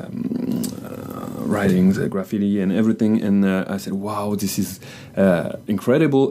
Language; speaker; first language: English; non-native, fluent; French